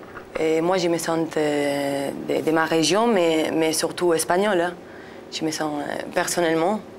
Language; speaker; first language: French; non-native, fluent; Spanish